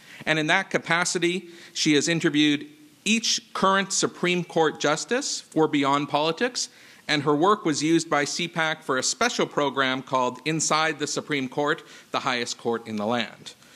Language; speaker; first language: English; native; English